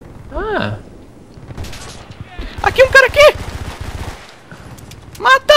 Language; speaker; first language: Portuguese; native; Portuguese